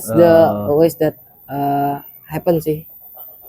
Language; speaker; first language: English; non-native, learner; Indonesian